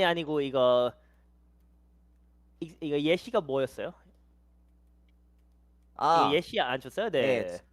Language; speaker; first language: Korean; early bilingual, heritage; Korean